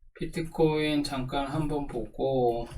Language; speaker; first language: Korean; native; Korean